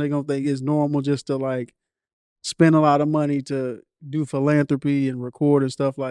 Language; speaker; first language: English; native; English